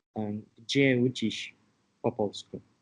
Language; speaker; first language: Polish; non-native, fluent; English